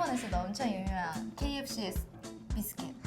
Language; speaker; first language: Korean; non-native, fluent; Japanese